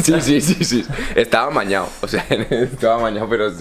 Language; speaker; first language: Spanish; native; Spanish